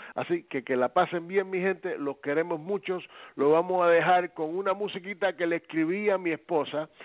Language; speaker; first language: Spanish; early bilingual, heritage; Spanish